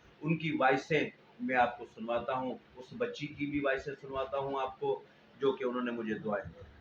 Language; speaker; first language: Urdu; non-native, local second language; Sindhi